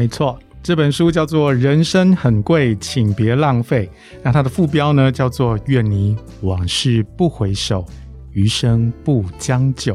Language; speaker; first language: Chinese; native; Chinese